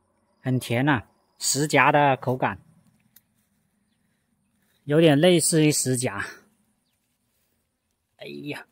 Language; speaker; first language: Chinese; non-native, local second language; Cantonese